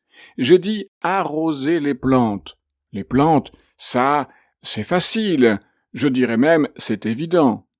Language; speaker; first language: French; native; French